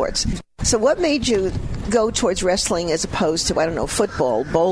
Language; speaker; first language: English; native; English